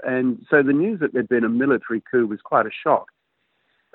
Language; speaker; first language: English; native; English